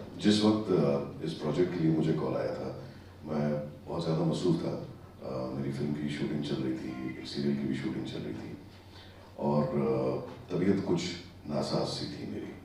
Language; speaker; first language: Hindi; native; Hindi